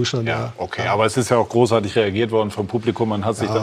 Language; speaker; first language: German; native; German